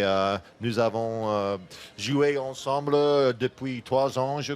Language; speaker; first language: French; non-native, learner; English